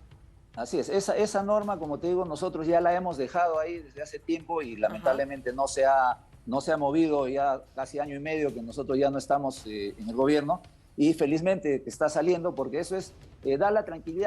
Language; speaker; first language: Spanish; native; Spanish